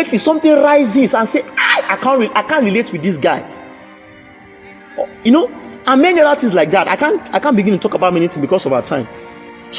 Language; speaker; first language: English; non-native, local second language; Yoruba